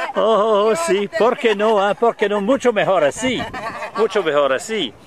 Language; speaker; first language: Spanish; non-native, learner; French